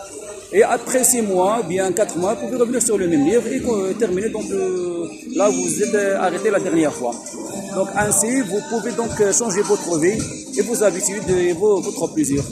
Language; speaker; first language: French; non-native, local second language; Arabic